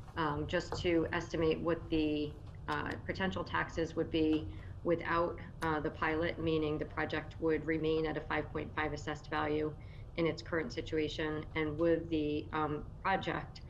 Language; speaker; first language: English; native; English